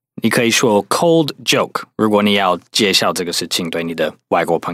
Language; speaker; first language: Chinese; non-native, fluent; English